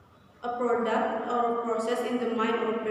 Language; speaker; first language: English; non-native, learner; Indonesian